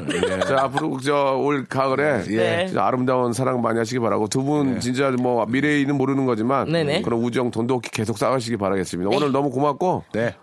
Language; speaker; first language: Korean; native; Korean